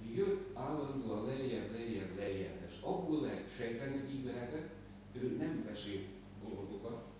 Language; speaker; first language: Hungarian; native; Hungarian